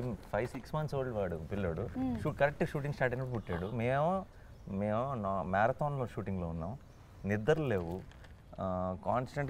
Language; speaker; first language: Telugu; native; Telugu